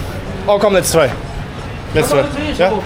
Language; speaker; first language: English; non-native, learner; Turkish